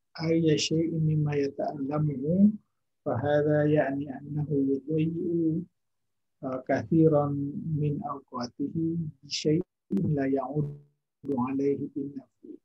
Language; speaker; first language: Arabic; non-native, fluent; Indonesian